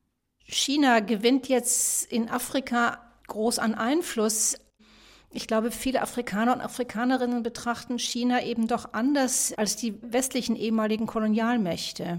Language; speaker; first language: German; native; German